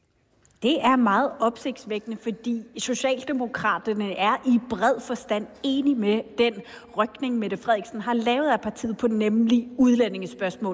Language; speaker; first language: Danish; native; Danish